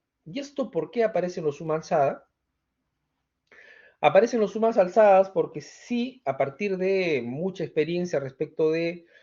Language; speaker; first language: Spanish; native; Spanish